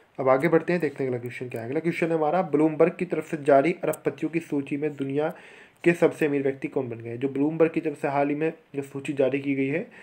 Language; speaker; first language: Hindi; native; Hindi